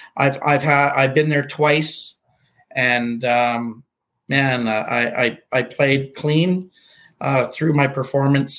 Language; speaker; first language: English; native; English